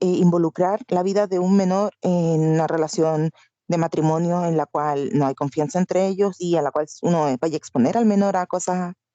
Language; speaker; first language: Spanish; native; Spanish